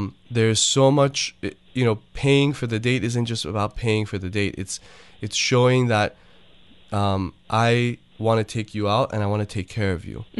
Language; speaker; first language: English; early bilingual, other home language; Persian